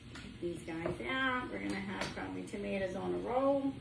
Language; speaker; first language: English; native; English